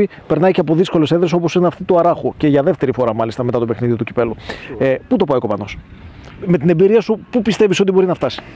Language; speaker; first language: Greek; native; Greek